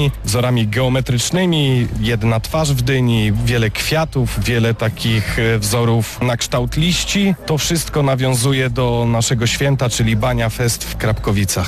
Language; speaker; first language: Polish; native; Polish